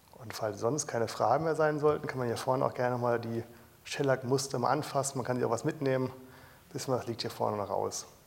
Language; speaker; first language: German; native; German